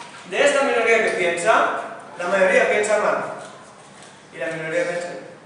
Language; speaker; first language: Spanish; non-native, fluent; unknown